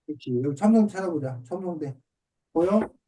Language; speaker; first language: Korean; native; Korean